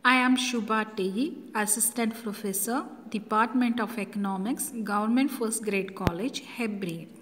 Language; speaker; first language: English; non-native, local second language; Kannada